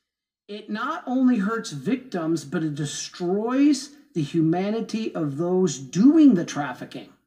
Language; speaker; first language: English; native; English